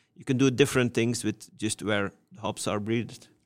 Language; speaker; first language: English; non-native, fluent; Dutch